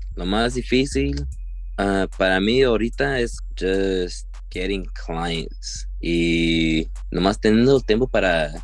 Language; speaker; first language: Spanish; early bilingual, heritage; Spanish